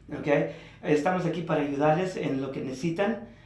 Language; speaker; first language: Spanish; early bilingual, heritage; Spanish